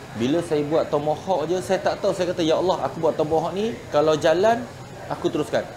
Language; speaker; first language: Malay; native; Malay